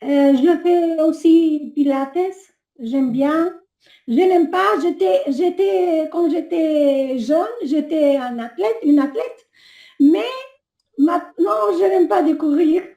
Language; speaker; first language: French; non-native, learner; Albanian